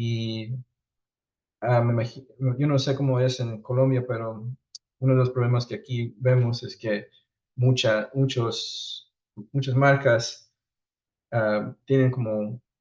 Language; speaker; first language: Spanish; early bilingual, heritage; Spanish